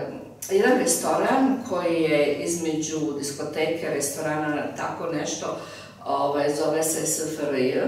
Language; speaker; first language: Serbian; early bilingual, heritage; Serbian